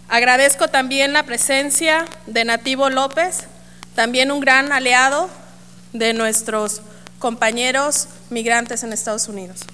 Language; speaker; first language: Spanish; native; Spanish